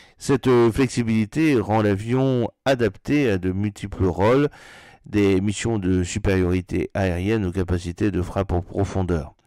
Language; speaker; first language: French; native; French